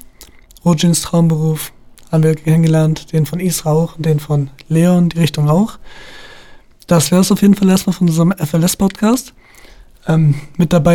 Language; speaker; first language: German; native; German